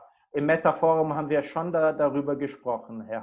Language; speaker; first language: German; non-native, fluent; Portuguese